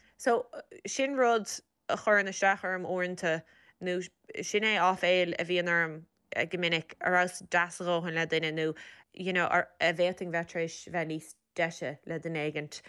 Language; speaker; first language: Irish; native; Irish